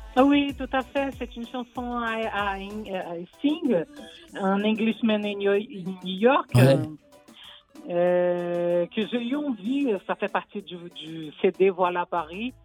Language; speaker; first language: French; non-native, fluent; Portuguese